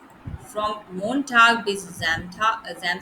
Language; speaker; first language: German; non-native, learner; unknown